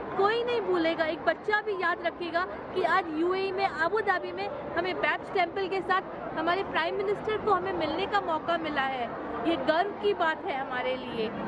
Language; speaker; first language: Hindi; early bilingual, heritage; Hindi